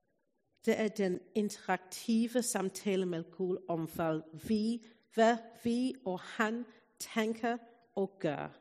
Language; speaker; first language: Danish; non-native, fluent; English